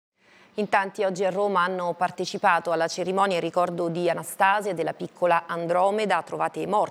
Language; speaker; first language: Italian; native; Italian